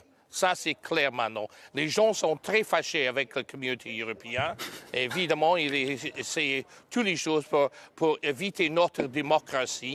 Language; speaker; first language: French; non-native, learner; English